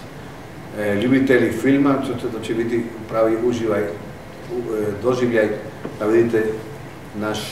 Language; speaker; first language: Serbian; non-native, fluent; Spanish